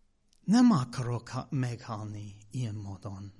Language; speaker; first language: Hungarian; non-native, fluent; English